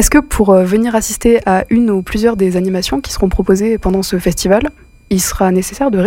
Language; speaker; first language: French; native; French